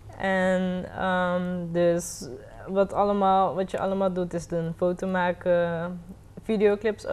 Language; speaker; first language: Dutch; non-native, local second language; Papiamento